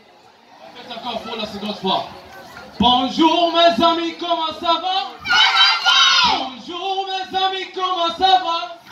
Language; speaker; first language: French; non-native, local second language; Kinyarwanda